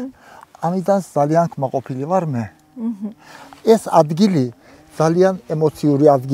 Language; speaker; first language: Georgian; early bilingual, heritage; Georgian